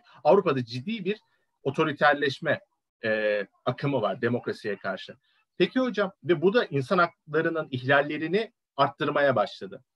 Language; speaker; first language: Turkish; native; Turkish